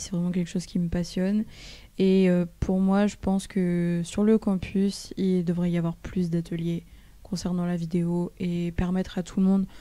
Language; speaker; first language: French; native; French